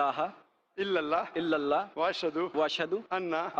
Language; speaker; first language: Hindi; native; Hindi